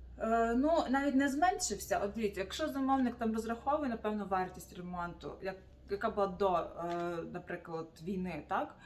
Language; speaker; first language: Ukrainian; native; Ukrainian